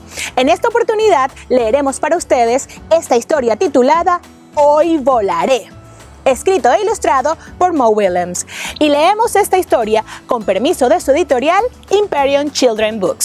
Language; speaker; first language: Spanish; native; Spanish